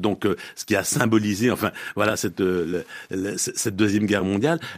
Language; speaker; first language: French; native; French